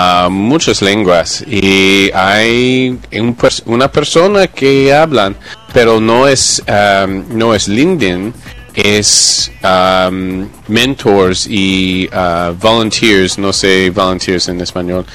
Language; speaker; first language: Spanish; non-native, learner; English